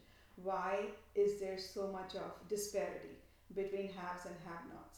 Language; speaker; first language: English; non-native, local second language; Bangla